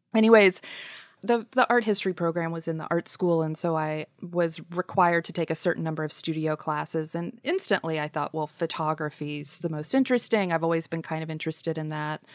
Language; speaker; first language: English; native; English